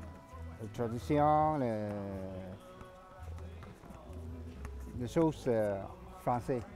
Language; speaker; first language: French; non-native, fluent; Cantonese